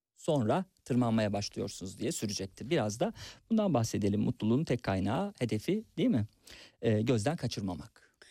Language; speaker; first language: Turkish; native; Turkish